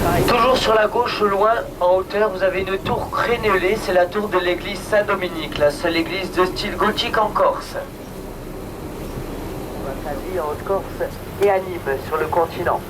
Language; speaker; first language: French; native; French